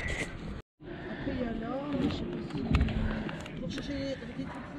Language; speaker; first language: French; native; French